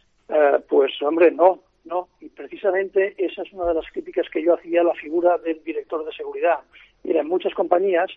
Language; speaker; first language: Spanish; native; Spanish